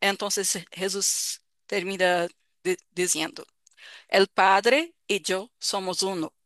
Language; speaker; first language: Spanish; non-native, fluent; Portuguese